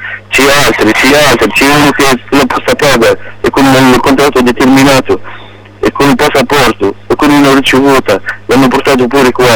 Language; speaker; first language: Italian; non-native, local second language; Arabic